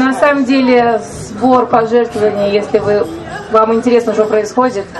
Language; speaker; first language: Russian; native; Russian